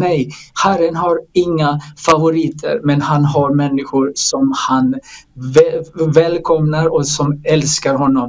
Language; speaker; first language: Swedish; non-native, fluent; Croatian